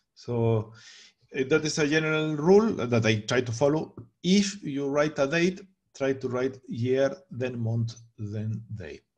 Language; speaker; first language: English; non-native, fluent; Spanish